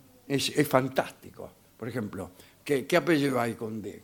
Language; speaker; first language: Spanish; native; Spanish